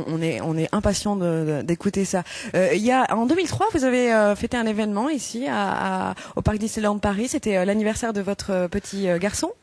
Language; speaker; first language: French; native; French